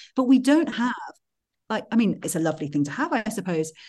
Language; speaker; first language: English; native; English